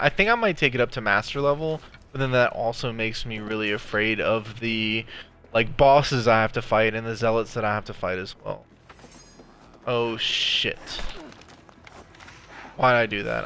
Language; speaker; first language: English; native; English